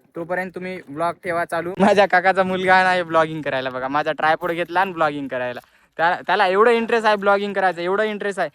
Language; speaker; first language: Marathi; non-native, local second language; Lambadi